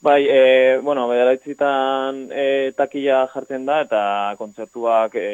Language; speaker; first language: Basque; non-native, local second language; Spanish